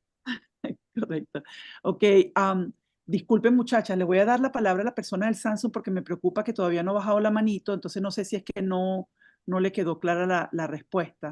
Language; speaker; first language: Spanish; native; Spanish